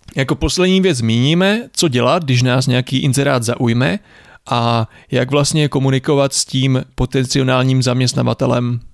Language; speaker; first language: Czech; native; Czech